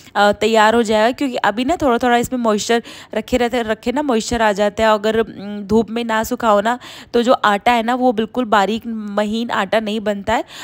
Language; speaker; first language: Hindi; native; Hindi